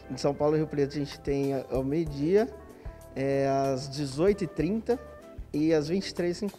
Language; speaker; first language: Portuguese; native; Portuguese